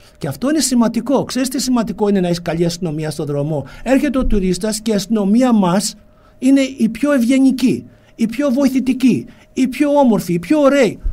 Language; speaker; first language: Greek; early bilingual, heritage; Greek